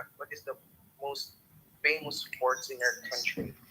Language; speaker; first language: English; non-native, learner; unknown